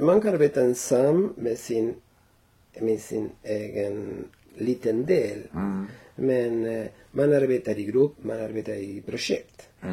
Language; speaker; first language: Swedish; non-native, fluent; Spanish